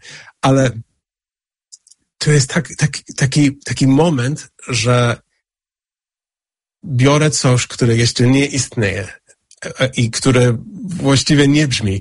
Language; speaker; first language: Polish; non-native, fluent; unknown